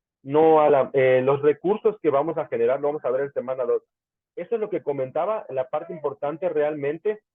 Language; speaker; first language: Spanish; native; Spanish